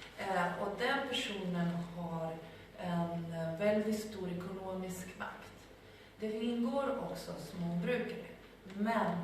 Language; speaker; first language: Swedish; non-native, fluent; Spanish